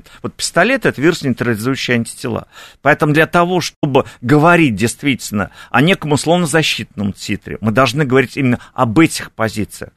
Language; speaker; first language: Russian; native; Russian